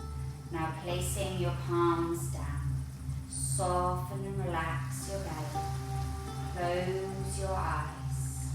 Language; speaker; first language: English; native; English